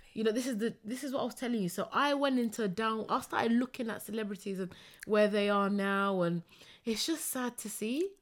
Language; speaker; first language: English; early bilingual, other home language; Spanish